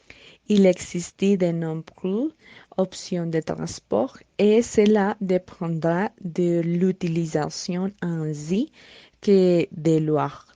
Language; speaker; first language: French; non-native, learner; Spanish